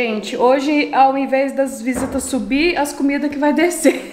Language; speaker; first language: Portuguese; native; Portuguese